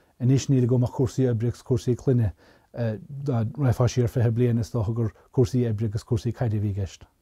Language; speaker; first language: Irish; native; Irish